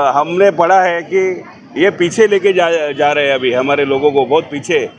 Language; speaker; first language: Hindi; non-native, local second language; Marathi